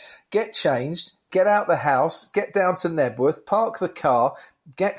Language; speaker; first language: English; native; English